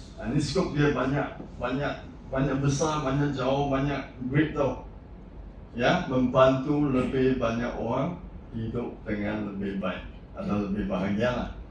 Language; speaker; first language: Malay; non-native, local second language; Chinese